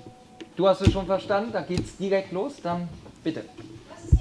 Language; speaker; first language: German; native; German